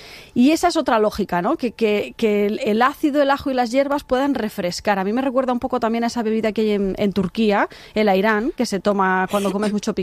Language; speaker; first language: Spanish; native; Spanish